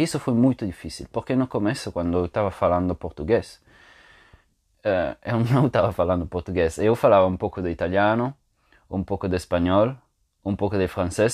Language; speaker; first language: Portuguese; non-native, fluent; Italian